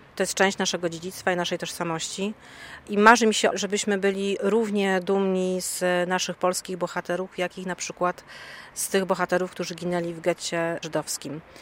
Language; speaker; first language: Polish; native; Polish